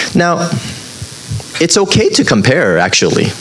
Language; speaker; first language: English; native; English